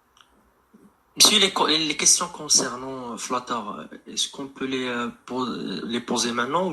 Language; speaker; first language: French; non-native, local second language; Arabic